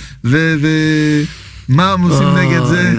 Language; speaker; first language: Hebrew; non-native, fluent; French